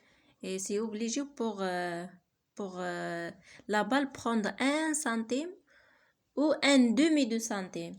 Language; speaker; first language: French; non-native, learner; Arabic